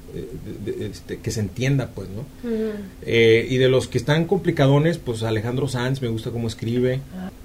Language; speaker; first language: Spanish; native; Spanish